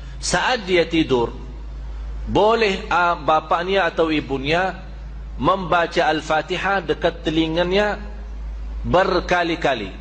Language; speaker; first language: Malay; non-native, fluent; Arabic